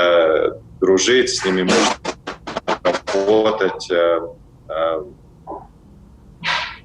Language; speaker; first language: Russian; early bilingual, heritage; Russian